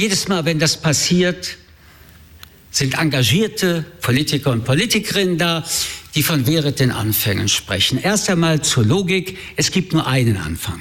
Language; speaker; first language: German; early bilingual, other home language; French